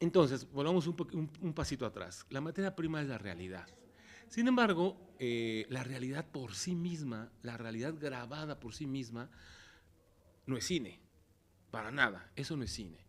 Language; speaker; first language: Spanish; native; Spanish